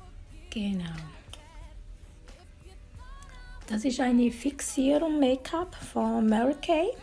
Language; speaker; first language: German; non-native, learner; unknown